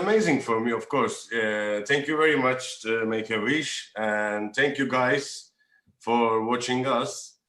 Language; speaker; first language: English; non-native, learner; Turkish